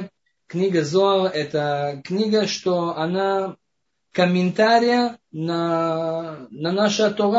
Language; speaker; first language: Russian; non-native, fluent; Hebrew